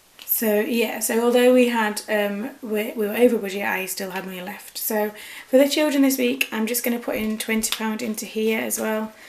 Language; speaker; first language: English; native; English